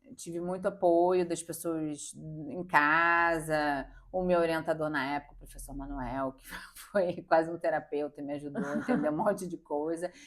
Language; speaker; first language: Portuguese; native; Portuguese